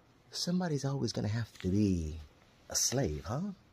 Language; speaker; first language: English; native; English